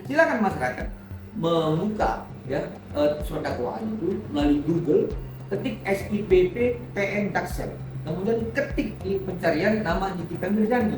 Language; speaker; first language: Indonesian; native; Indonesian